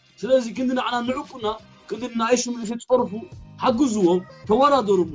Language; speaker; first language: Tigrinya; early bilingual, heritage; Tigrinya